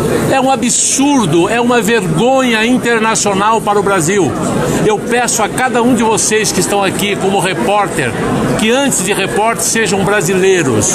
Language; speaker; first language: Portuguese; native; Portuguese